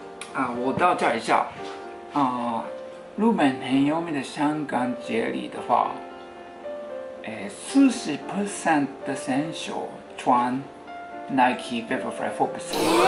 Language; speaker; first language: Chinese; non-native, fluent; Japanese